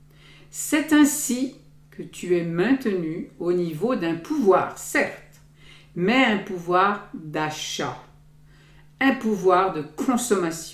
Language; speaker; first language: French; native; French